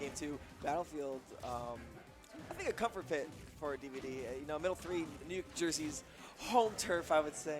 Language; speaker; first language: English; native; English